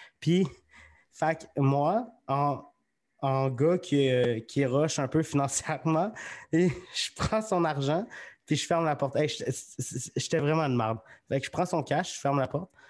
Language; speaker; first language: French; native; French